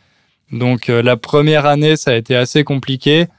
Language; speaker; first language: French; native; French